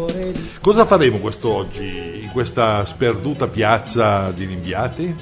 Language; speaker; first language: Italian; native; Italian